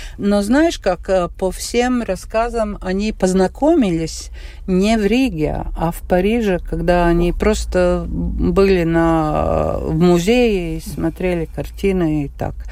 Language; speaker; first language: Russian; non-native, local second language; Latvian